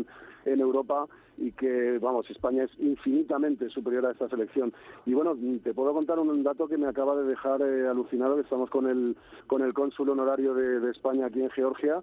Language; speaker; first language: Spanish; native; Spanish